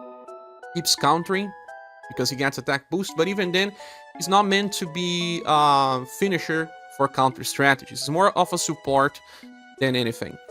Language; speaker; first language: English; non-native, fluent; Portuguese